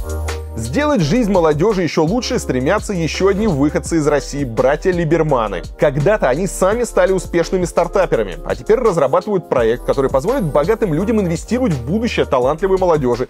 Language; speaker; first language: Russian; native; Russian